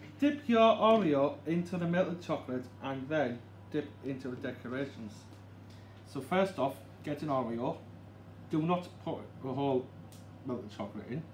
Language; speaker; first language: English; native; English